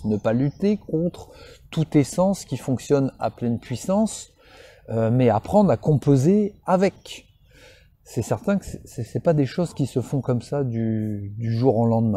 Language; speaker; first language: French; native; French